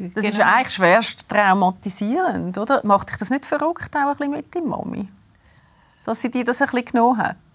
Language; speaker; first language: German; native; German